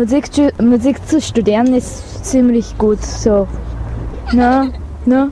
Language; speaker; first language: German; non-native, fluent; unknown